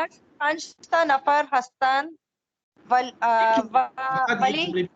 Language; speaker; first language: Persian; non-native, learner; Urdu